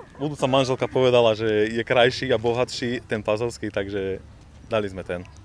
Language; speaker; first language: Slovak; native; Slovak